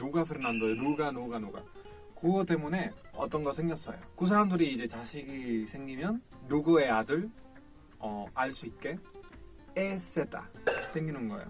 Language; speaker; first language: Korean; non-native, fluent; Spanish